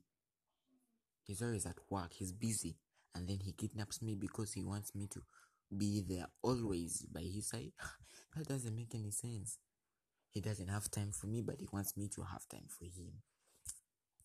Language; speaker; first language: English; non-native, local second language; Ganda